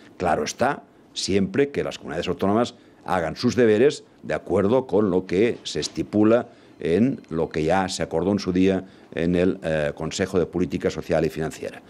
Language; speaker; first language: Spanish; non-native, local second language; Catalan